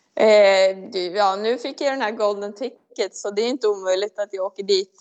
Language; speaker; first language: Swedish; native; Swedish